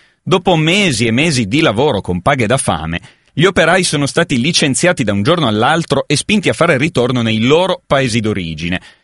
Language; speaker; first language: Italian; native; Italian